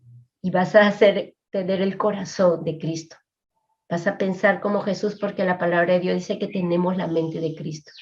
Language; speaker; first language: Spanish; native; Spanish